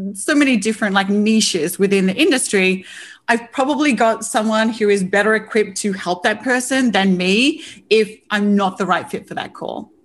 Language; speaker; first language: English; native; English